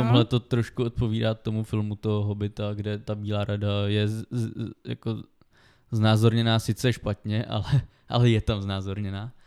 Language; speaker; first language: Czech; native; Czech